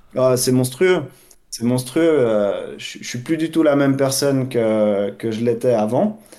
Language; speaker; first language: French; native; French